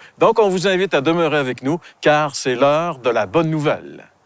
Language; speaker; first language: French; native; French